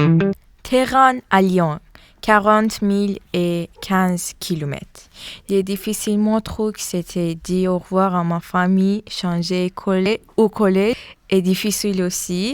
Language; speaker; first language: French; non-native, learner; Persian